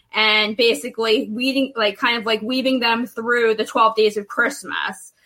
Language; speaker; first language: English; native; English